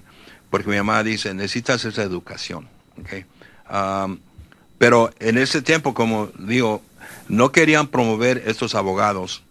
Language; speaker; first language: Spanish; early bilingual, heritage; Spanish